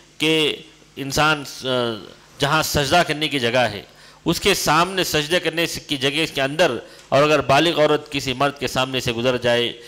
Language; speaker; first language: Urdu; native; Urdu